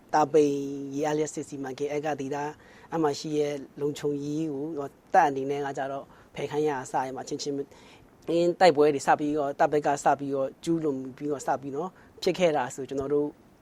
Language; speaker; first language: Burmese; non-native, local second language; Kachin